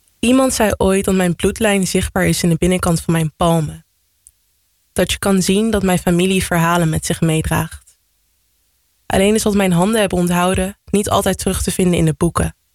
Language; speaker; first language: Dutch; early bilingual, other home language; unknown